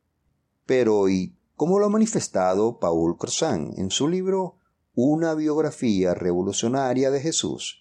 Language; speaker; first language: Spanish; native; Spanish